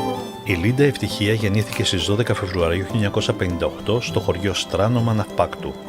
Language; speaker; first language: Greek; native; Greek